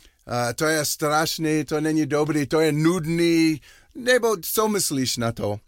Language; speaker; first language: Czech; non-native, learner; English